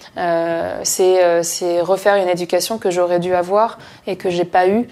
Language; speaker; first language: French; native; French